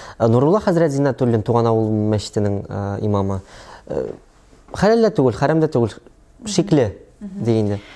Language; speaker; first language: Tatar; native; Tatar